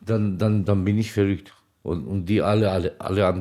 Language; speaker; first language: German; non-native, local second language; Turkish